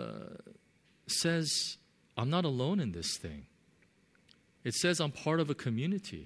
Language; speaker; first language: English; native; English